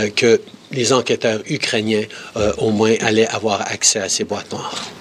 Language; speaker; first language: French; native; French